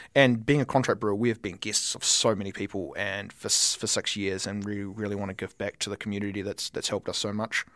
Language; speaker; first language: English; native; English